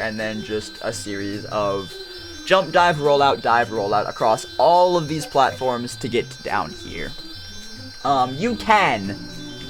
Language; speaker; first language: English; native; English